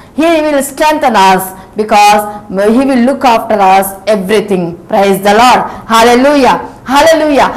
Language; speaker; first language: English; non-native, local second language; Telugu